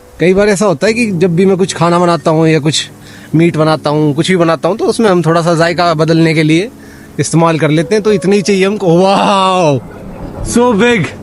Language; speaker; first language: Hindi; native; Hindi